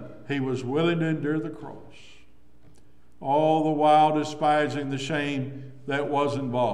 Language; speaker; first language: English; native; English